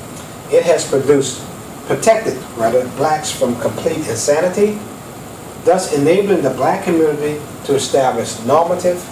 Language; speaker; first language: English; native; English